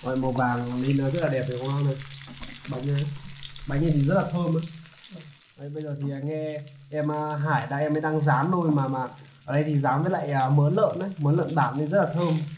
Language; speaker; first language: Vietnamese; native; Vietnamese